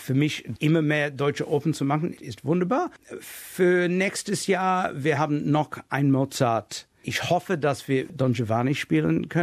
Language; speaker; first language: German; non-native, fluent; English